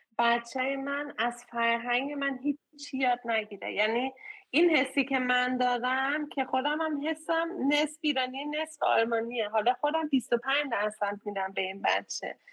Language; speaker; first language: Persian; early bilingual, heritage; Persian